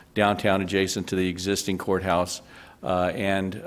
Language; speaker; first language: English; native; English